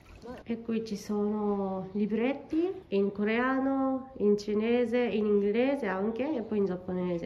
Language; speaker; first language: Italian; non-native, fluent; Japanese